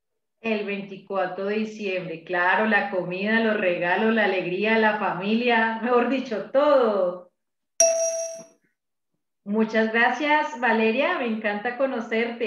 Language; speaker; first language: Spanish; native; Spanish